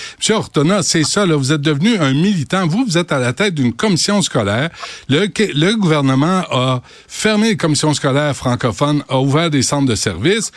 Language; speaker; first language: French; native; French